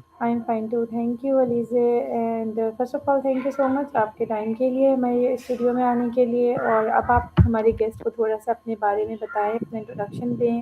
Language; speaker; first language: Urdu; native; Urdu